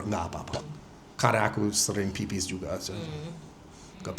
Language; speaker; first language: Indonesian; non-native, fluent; English